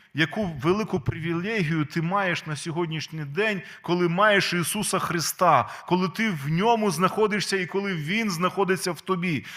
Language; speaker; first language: Ukrainian; non-native, local second language; Russian